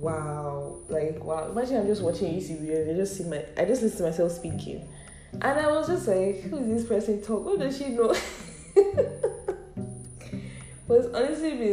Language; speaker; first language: English; non-native, local second language; Yoruba